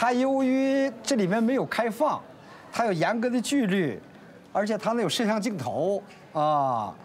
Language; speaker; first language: Chinese; native; Chinese